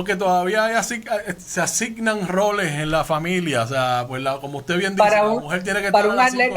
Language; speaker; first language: Spanish; native; Spanish